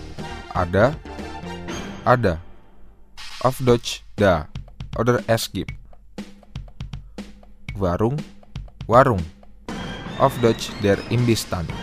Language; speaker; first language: German; non-native, fluent; Indonesian